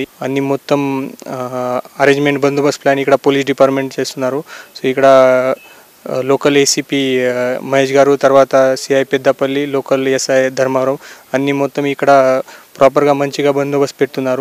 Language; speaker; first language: Telugu; non-native, learner; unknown